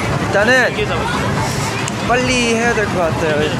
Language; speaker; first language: Korean; early bilingual, heritage; Korean